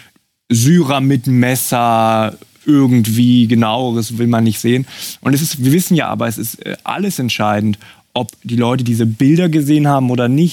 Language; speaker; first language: German; native; German